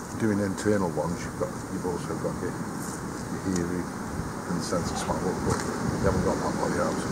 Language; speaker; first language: English; native; English